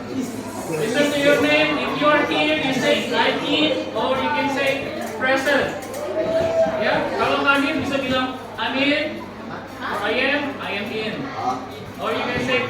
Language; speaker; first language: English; non-native, fluent; Indonesian